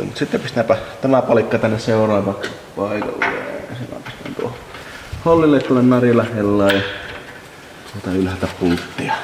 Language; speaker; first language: Finnish; native; Finnish